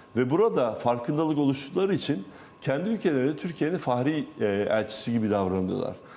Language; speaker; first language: Turkish; native; Turkish